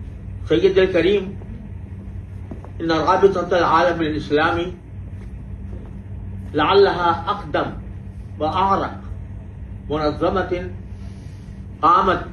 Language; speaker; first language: Arabic; non-native, fluent; Urdu